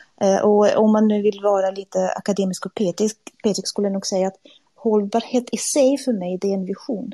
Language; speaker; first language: Swedish; non-native, fluent; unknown